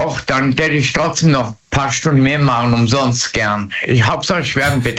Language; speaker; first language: German; native; German